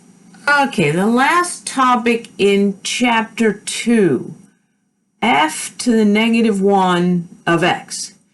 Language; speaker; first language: English; native; English